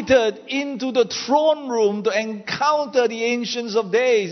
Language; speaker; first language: English; non-native, local second language; Chinese